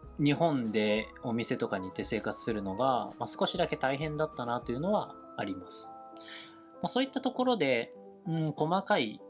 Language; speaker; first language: Japanese; native; Japanese